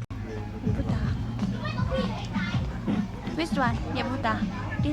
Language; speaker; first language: English; non-native, learner; Thai